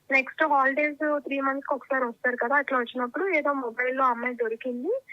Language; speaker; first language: Telugu; native; Telugu